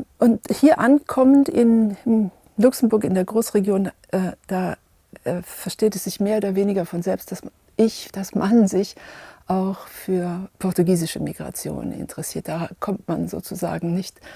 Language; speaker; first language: German; native; German